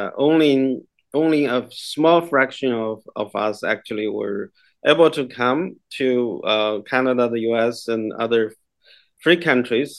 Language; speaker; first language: English; non-native, fluent; Chinese